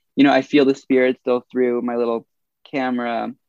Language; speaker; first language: English; native; English